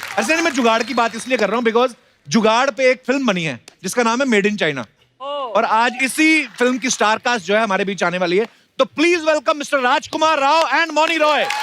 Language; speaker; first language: Hindi; non-native, local second language; Punjabi